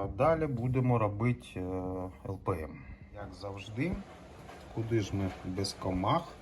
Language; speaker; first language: Ukrainian; non-native, local second language; Russian